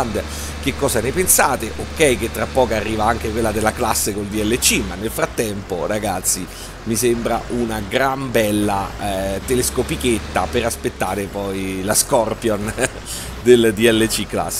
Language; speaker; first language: Italian; native; Italian